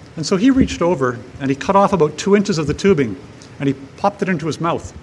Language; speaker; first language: English; native; English